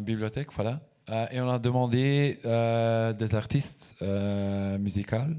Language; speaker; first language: French; non-native, local second language; Dutch